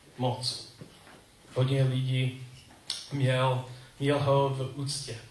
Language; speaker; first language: Czech; non-native, learner; English